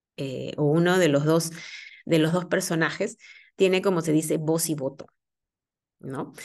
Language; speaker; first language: Spanish; native; Spanish